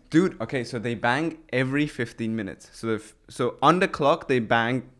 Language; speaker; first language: English; early bilingual, other home language; Persian